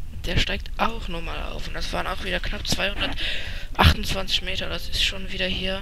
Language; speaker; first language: German; native; German